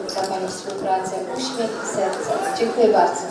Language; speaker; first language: Polish; native; Polish